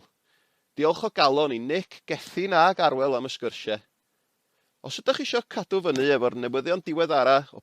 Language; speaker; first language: Welsh; native; Welsh